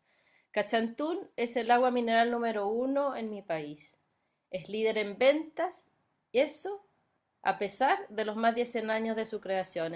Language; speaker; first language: Spanish; native; Spanish